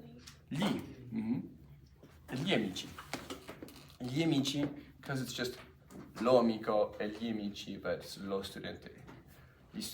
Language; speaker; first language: Italian; non-native, fluent; English